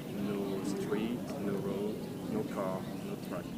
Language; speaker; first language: English; non-native, learner; French